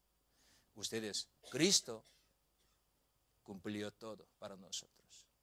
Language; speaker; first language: Spanish; non-native, learner; Korean